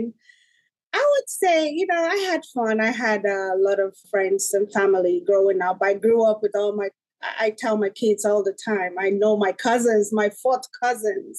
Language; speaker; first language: English; non-native, local second language; Igbo